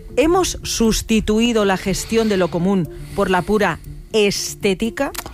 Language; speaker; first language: Spanish; native; Spanish